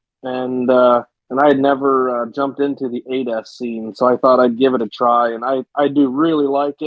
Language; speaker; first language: English; native; English